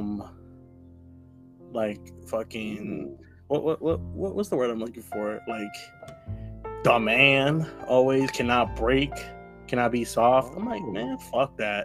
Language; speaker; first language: English; native; English